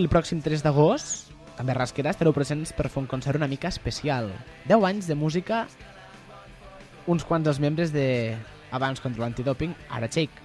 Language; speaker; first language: Catalan; native; Catalan